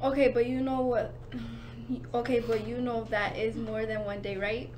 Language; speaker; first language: English; native; English